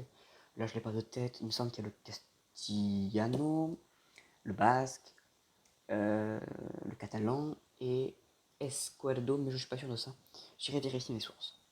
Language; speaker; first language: French; native; French